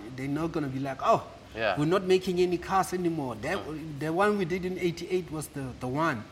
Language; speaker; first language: English; non-native, local second language; Southern Sotho